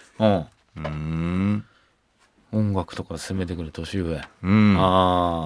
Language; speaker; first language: Japanese; native; Japanese